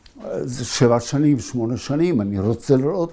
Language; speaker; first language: Hebrew; early bilingual, other home language; Arabic